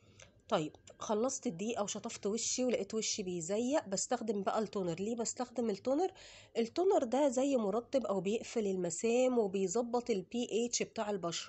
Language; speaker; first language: Arabic; native; Arabic